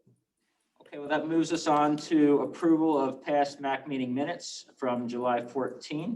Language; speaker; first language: English; native; English